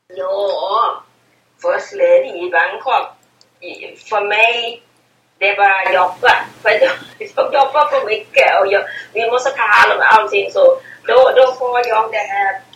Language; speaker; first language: Swedish; non-native, fluent; Thai